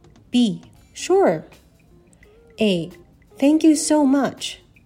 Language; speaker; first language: English; non-native, fluent; Japanese